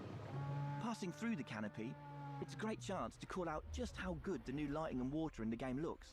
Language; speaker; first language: English; native; English